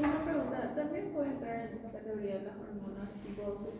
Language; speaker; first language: Spanish; native; Spanish